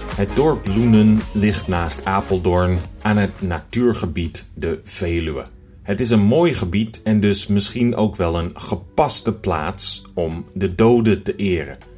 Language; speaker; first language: Dutch; native; Dutch